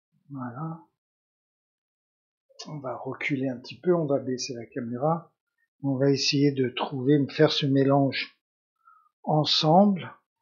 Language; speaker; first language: French; native; French